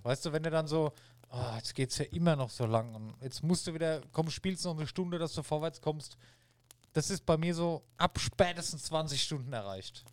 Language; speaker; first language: German; native; German